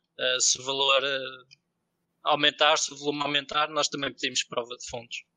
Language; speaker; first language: Portuguese; native; Portuguese